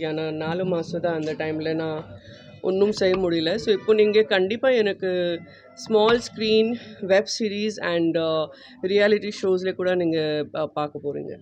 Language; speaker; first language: Tamil; non-native, learner; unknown